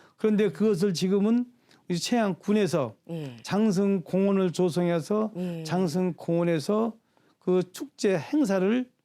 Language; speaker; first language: Korean; native; Korean